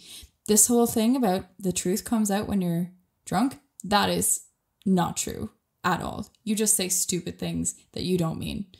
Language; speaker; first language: English; native; English